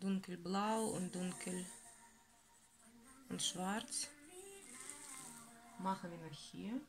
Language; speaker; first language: German; non-native, learner; Russian